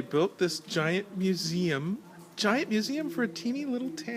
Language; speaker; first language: English; native; English